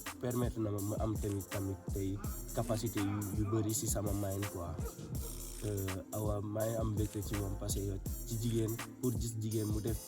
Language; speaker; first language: Wolof; non-native, local second language; Jola-Fonyi